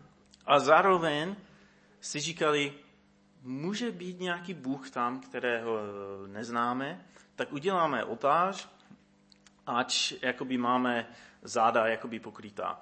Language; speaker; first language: Czech; non-native, fluent; English